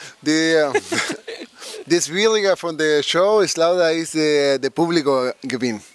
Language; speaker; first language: German; non-native, learner; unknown